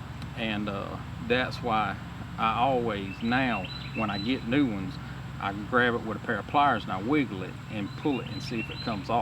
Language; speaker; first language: English; native; English